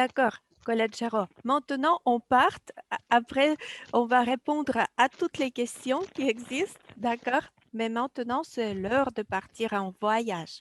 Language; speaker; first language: French; non-native, fluent; Russian